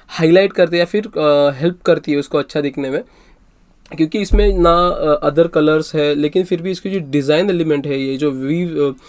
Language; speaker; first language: Hindi; non-native, local second language; Marathi